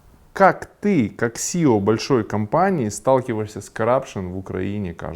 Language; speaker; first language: Russian; native; Russian